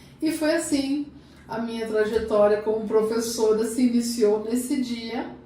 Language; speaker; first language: Portuguese; native; Portuguese